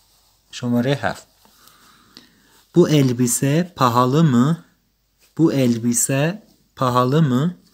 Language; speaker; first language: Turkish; non-native, fluent; Persian